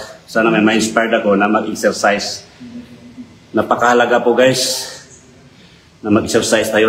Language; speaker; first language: Filipino; native; Filipino